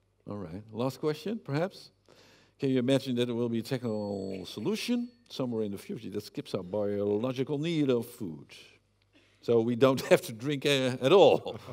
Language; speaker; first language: English; non-native, fluent; Dutch